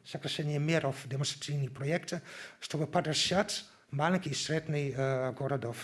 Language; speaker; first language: Russian; non-native, learner; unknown